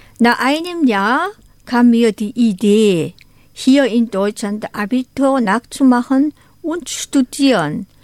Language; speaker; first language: German; non-native, fluent; Korean